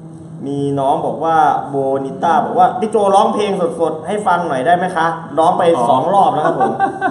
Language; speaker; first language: Thai; native; Thai